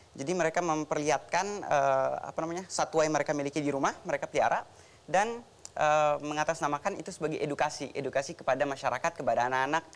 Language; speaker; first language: Indonesian; native; Indonesian